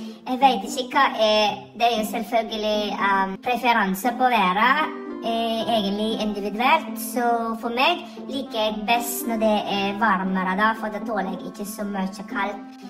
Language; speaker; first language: Norwegian; non-native, fluent; Iloko